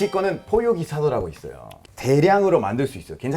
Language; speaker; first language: Korean; non-native, fluent; Spanish